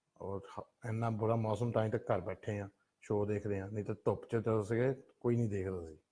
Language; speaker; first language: Punjabi; early bilingual, heritage; Punjabi